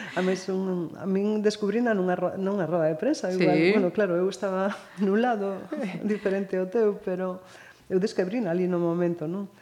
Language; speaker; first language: Galician; native; Galician